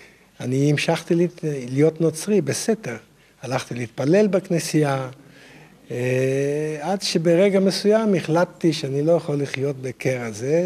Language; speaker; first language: Hebrew; non-native, fluent; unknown